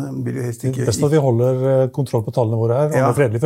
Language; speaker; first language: Norwegian; native; Norwegian